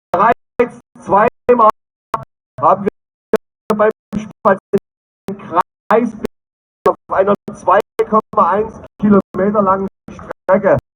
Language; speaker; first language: German; native; German